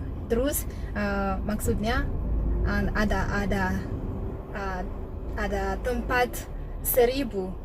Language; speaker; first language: Indonesian; non-native, learner; Malagasy